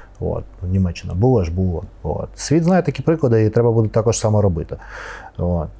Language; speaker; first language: Ukrainian; non-native, local second language; Russian